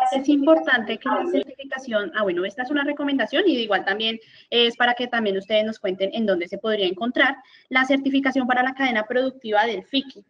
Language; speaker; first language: Spanish; native; Spanish